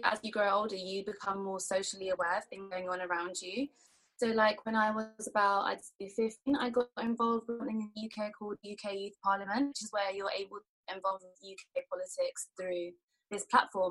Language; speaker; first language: English; native; English